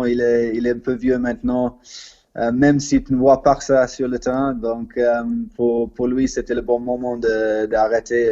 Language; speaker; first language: French; non-native, fluent; English